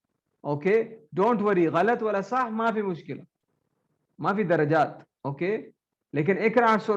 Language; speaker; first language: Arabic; non-native, learner; Urdu